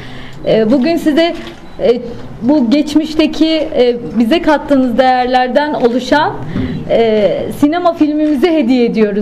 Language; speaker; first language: Turkish; native; Turkish